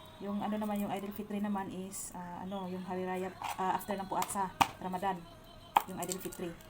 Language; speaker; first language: Filipino; native; Filipino